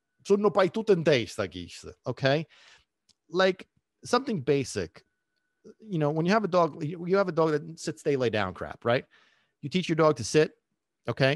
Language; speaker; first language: English; early bilingual, other home language; Italian